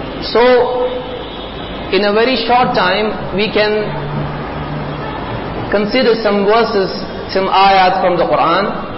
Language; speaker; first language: English; non-native, local second language; Urdu